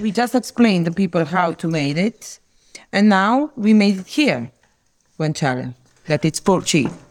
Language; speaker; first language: English; non-native, learner; Serbian